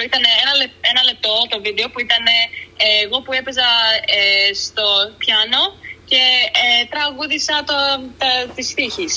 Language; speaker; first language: Greek; early bilingual, other home language; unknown